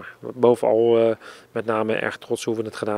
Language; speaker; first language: Dutch; native; Dutch